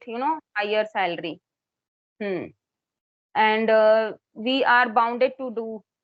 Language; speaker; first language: English; non-native, local second language; Hindi